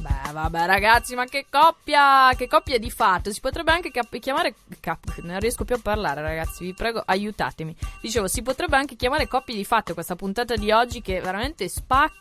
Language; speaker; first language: Italian; native; Italian